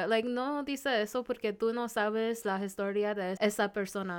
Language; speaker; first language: Spanish; early bilingual, heritage; Spanish